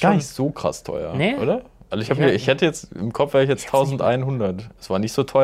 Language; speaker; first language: German; native; German